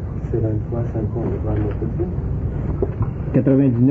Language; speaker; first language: French; non-native, learner; Arabic